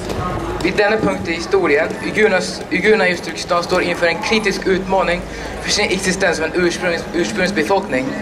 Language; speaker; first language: Swedish; non-native, learner; Uyghur